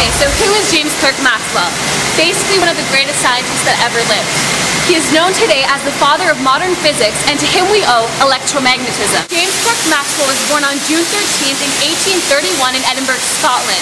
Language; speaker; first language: English; native; English